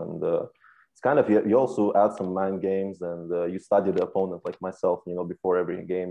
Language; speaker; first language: English; native; English